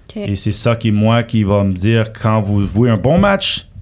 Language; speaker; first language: French; native; French